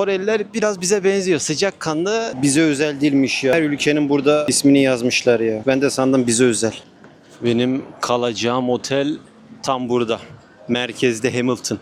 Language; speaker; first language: Turkish; native; Turkish